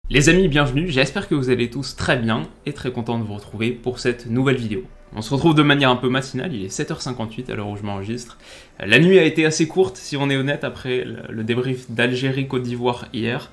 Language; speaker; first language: French; native; French